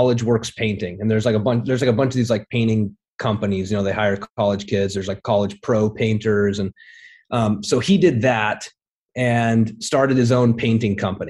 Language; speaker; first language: English; native; English